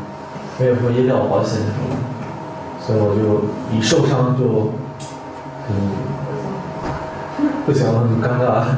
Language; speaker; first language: Chinese; non-native, fluent; Korean